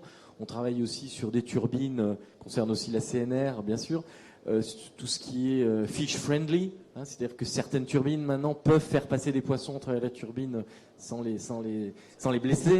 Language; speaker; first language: French; native; French